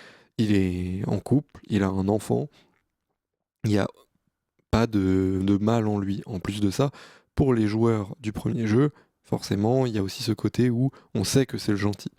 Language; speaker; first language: French; native; French